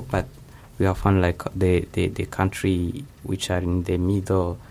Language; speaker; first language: English; non-native, local second language; Kinyarwanda